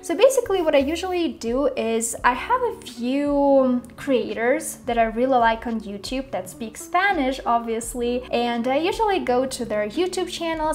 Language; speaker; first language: English; non-native, fluent; Russian